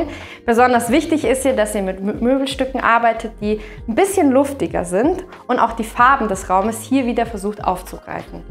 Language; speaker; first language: German; native; German